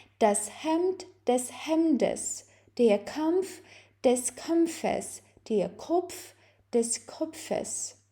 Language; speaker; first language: German; non-native, fluent; Ukrainian